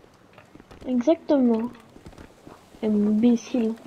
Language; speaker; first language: French; native; French